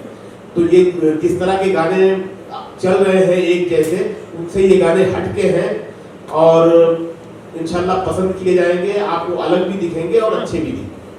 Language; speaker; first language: Hindi; native; Hindi